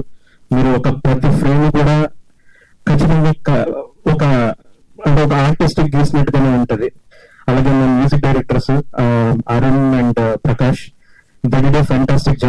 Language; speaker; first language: Telugu; native; Telugu